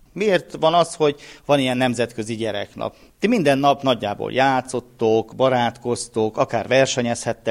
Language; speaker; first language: Hungarian; native; Hungarian